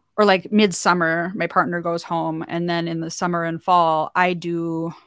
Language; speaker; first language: English; native; English